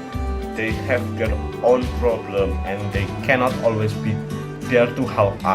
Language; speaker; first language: English; non-native, learner; Indonesian